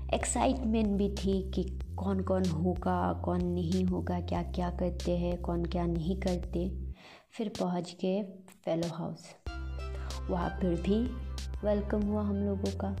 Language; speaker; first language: Hindi; non-native, local second language; Assamese